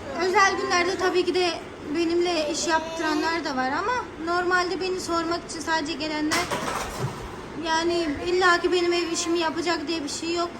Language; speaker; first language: Turkish; non-native, fluent; Urdu